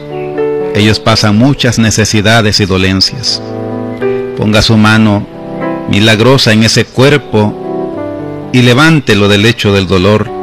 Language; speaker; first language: Spanish; native; Spanish